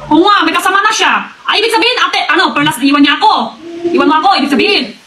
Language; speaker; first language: Filipino; non-native, learner; Chinese